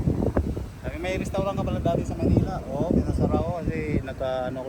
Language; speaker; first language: Filipino; non-native, local second language; Cebuano